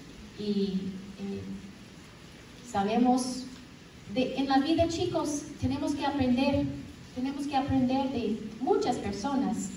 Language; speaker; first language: Spanish; non-native, fluent; English